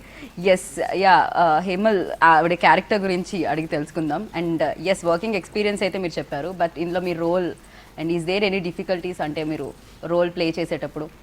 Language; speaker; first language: Telugu; native; Telugu